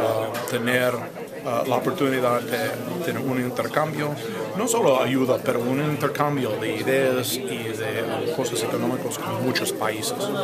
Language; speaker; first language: Spanish; non-native, fluent; English